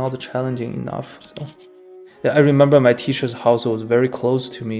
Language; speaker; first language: English; non-native, fluent; Chinese